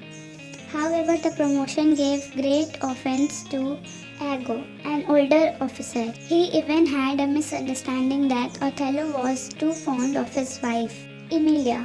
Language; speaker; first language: English; non-native, local second language; Hindi